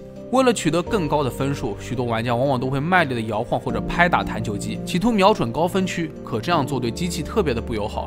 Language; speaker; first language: Chinese; native; Chinese